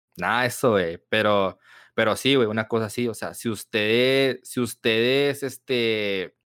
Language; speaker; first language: Spanish; early bilingual, heritage; Spanish